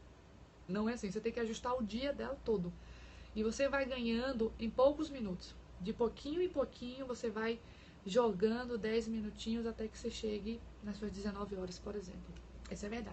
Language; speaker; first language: Portuguese; native; Portuguese